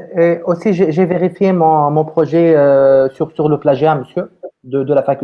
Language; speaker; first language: French; non-native, fluent; Romanian